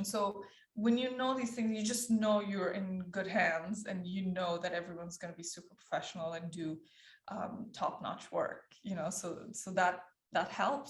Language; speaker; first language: English; early bilingual, other home language; Persian